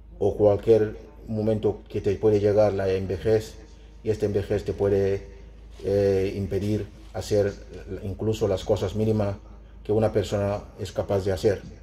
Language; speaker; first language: Spanish; non-native, fluent; Mandingo